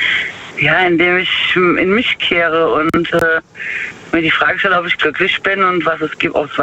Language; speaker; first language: German; native; German